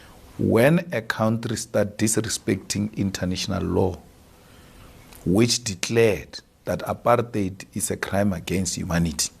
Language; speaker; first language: English; non-native, local second language; Northern Sotho